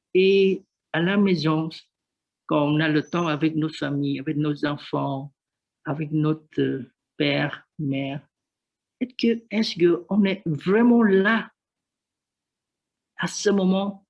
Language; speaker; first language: French; non-native, learner; Vietnamese